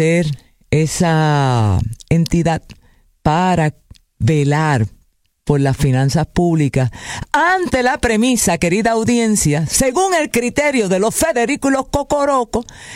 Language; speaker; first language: Spanish; native; Spanish